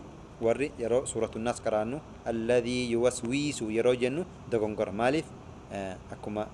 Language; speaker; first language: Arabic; non-native, fluent; Oromo